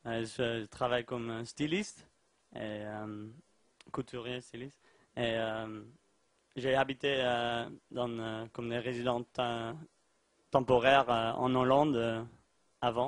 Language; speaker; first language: French; non-native, learner; Dutch